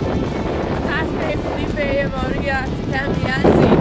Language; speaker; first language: Spanish; non-native, learner; English